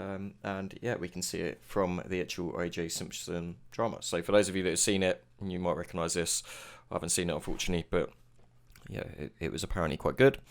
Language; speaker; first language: English; native; English